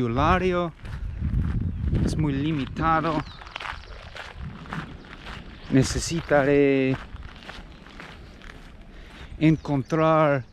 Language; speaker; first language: Spanish; non-native, learner; English